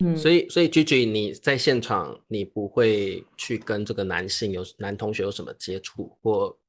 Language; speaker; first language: Chinese; native; Chinese